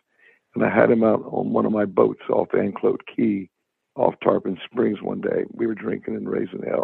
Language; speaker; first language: English; native; English